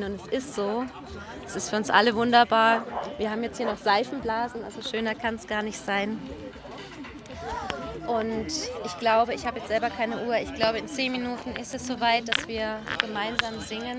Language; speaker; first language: German; native; German